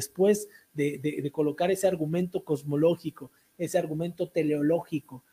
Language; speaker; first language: Spanish; native; Spanish